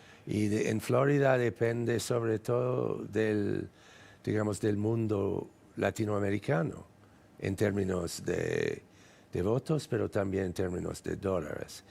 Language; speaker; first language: Spanish; non-native, fluent; English